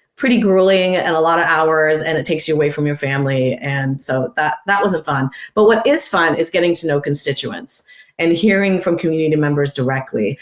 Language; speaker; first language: English; non-native, fluent; Persian